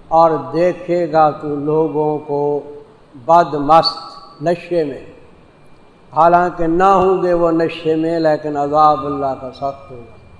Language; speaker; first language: Urdu; non-native, local second language; Saraiki